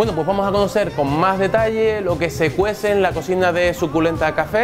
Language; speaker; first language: Spanish; native; Spanish